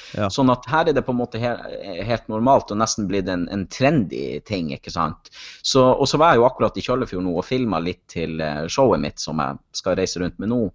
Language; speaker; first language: Norwegian; native; Norwegian